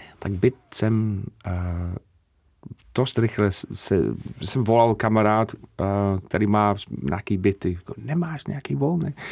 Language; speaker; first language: Czech; non-native, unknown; English